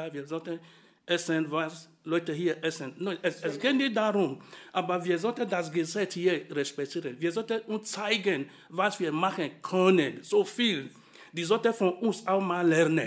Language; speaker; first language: German; non-native, fluent; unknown